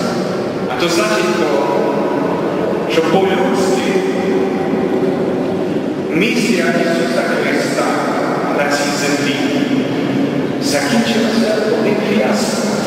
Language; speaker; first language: Ukrainian; non-native, local second language; Rusyn